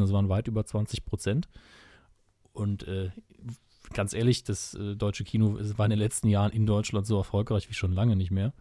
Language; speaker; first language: German; native; German